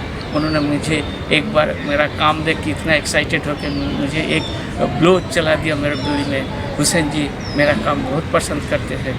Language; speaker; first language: Hindi; non-native, local second language; Bangla